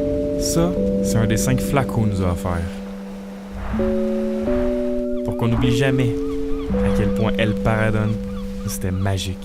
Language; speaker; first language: French; native; French